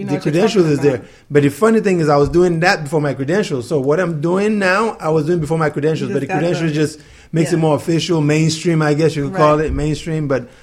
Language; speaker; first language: English; non-native, local second language; Yoruba